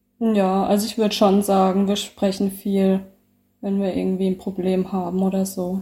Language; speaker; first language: German; native; German